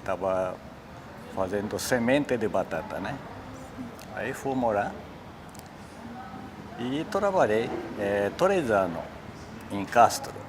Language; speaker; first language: Portuguese; non-native, learner; Japanese